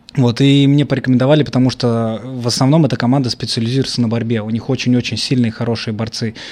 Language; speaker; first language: Russian; native; Russian